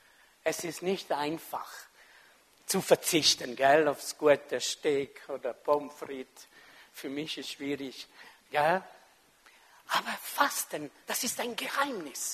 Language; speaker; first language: German; non-native, local second language; French